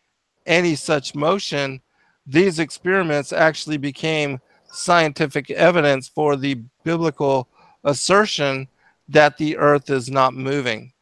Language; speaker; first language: English; native; English